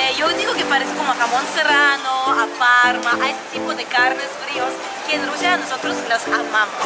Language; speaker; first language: Spanish; non-native, fluent; Russian